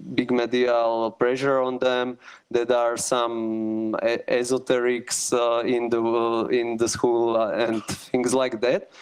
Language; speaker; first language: English; non-native, learner; Slovak